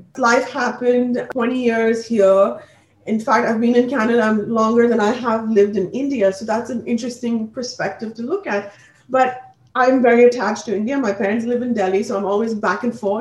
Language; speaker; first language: English; non-native, local second language; Punjabi